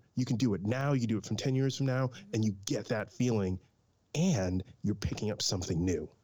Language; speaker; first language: English; native; English